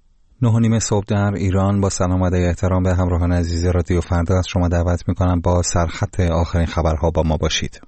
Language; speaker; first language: Persian; native; Persian